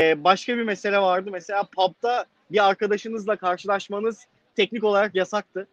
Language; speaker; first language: Turkish; native; Turkish